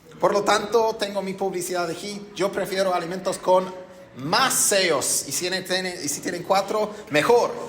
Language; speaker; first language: Spanish; non-native, fluent; English